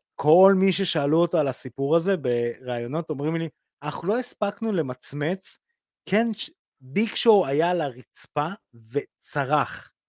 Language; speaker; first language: Hebrew; early bilingual, other home language; Russian